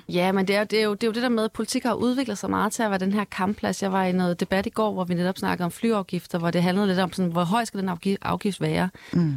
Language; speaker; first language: Danish; native; Danish